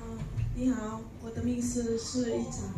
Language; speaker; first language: Chinese; non-native, learner; Indonesian